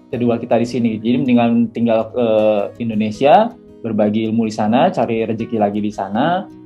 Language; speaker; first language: Indonesian; native; Indonesian